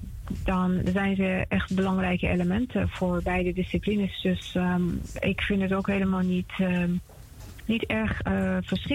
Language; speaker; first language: Dutch; non-native, fluent; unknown